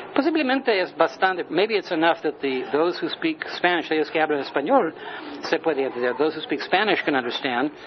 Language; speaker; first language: Spanish; non-native, learner; English